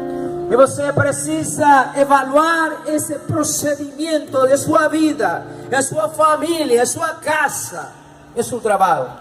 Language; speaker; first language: Portuguese; non-native, learner; Spanish